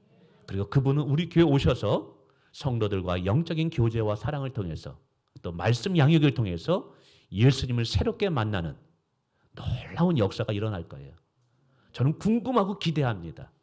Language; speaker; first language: Korean; native; Korean